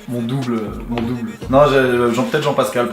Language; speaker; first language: French; native; French